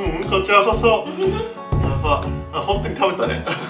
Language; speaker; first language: Japanese; non-native, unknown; English